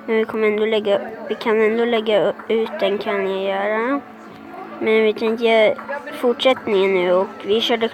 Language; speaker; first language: Swedish; native; Swedish